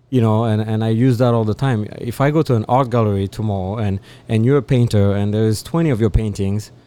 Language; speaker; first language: English; non-native, fluent; French